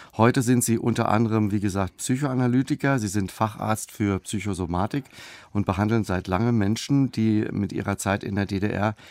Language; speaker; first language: German; native; German